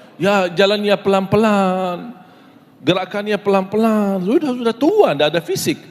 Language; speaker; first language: Malay; non-native, fluent; Arabic